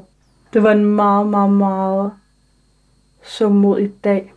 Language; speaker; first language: Danish; early bilingual, other home language; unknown